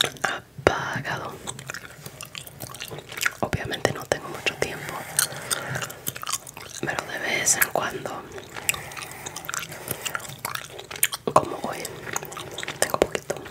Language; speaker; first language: Spanish; non-native, fluent; English